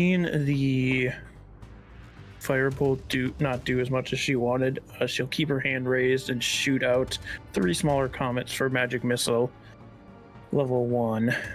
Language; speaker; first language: English; native; English